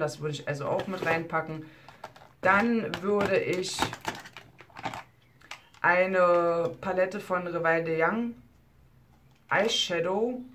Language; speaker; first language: German; native; German